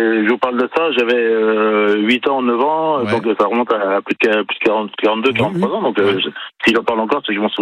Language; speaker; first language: French; native; French